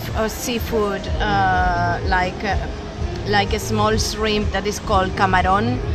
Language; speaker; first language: English; non-native, fluent; Spanish